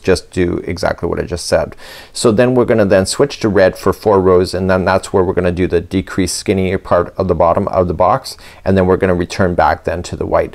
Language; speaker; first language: English; native; English